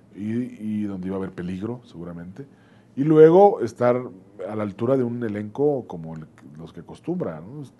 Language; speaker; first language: Spanish; native; Spanish